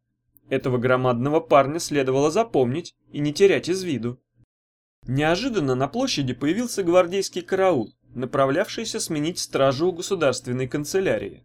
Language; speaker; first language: Russian; native; Russian